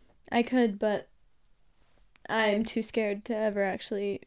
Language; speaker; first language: English; native; English